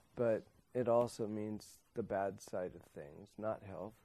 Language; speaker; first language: English; native; English